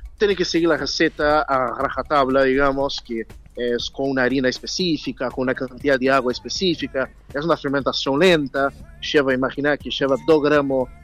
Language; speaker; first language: Spanish; non-native, fluent; Portuguese